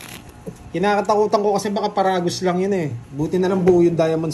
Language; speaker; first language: Filipino; native; Filipino